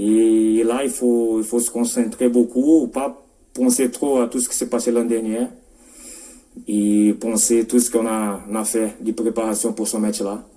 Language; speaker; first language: French; non-native, fluent; Portuguese